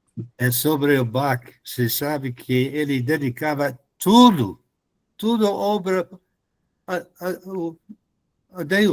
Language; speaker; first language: Portuguese; non-native, fluent; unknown